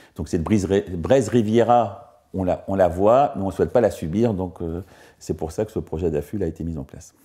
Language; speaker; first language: French; native; French